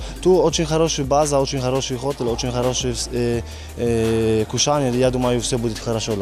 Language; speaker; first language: Russian; non-native, learner; Polish